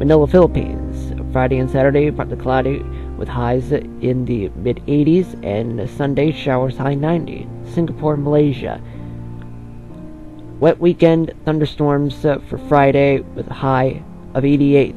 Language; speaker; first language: English; early bilingual, other home language; Spanish